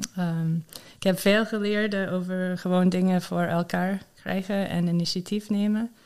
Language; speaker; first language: Dutch; non-native, learner; English